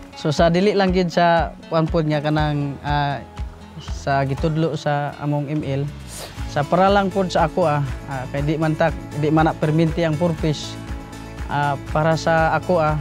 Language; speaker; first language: Cebuano; non-native, local second language; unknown